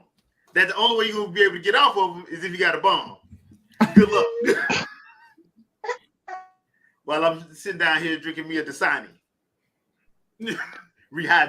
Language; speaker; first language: English; native; English